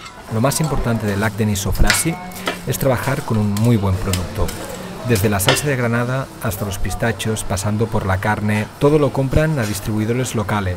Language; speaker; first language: Spanish; native; Spanish